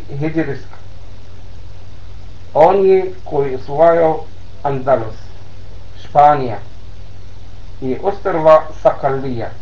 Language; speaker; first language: Bosnian; non-native, learner; Arabic